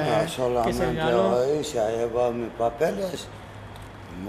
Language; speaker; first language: Spanish; non-native, learner; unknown